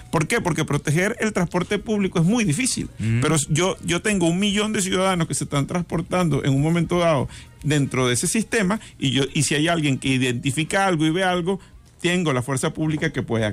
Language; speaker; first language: Spanish; native; Spanish